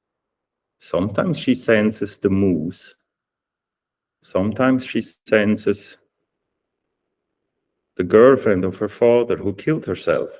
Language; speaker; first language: English; non-native, fluent; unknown